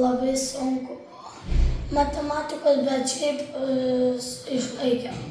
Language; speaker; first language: Lithuanian; non-native, local second language; Russian